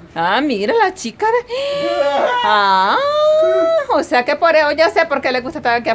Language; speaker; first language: Spanish; native; Spanish